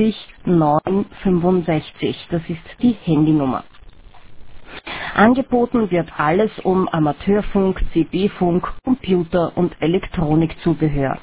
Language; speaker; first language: German; native; German